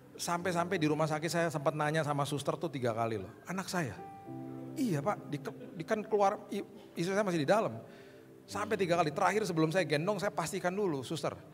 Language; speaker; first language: Indonesian; native; Indonesian